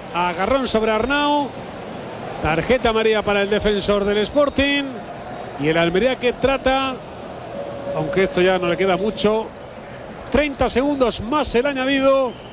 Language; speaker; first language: Spanish; native; Spanish